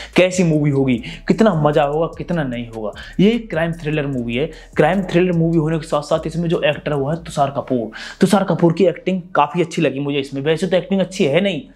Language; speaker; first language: Hindi; native; Hindi